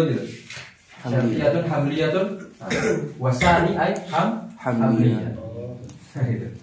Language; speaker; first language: Arabic; non-native, fluent; Indonesian